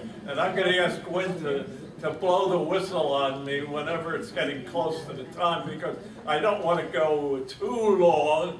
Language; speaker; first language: English; native; English